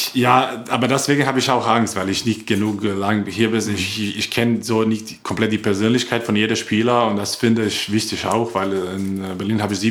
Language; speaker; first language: German; non-native, learner; Croatian